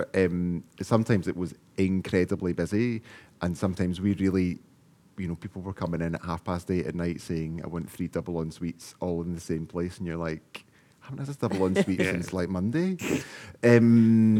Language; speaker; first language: English; native; English